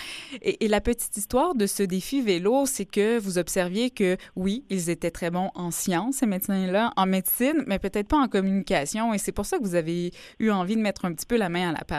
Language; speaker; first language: French; native; French